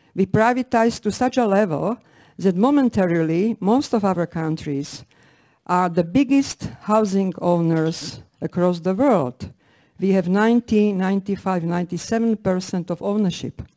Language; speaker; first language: English; non-native, fluent; Slovak